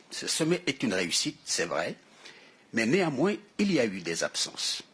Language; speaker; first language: French; non-native, local second language; Wolof